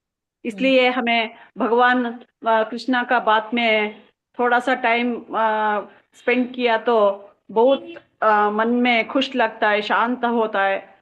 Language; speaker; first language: Hindi; non-native, local second language; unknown